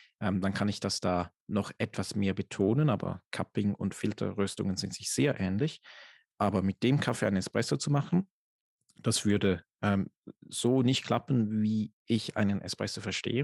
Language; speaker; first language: German; native; German